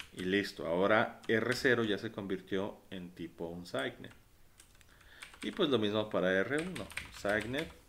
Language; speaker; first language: Spanish; native; Spanish